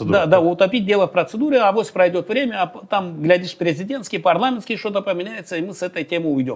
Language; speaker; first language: Russian; non-native, local second language; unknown